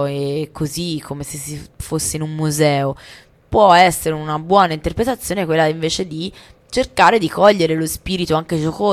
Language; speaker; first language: Italian; native; Italian